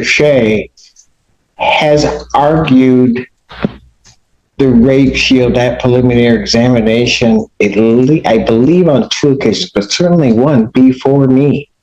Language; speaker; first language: English; native; English